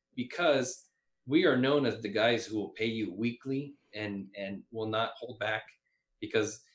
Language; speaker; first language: English; native; English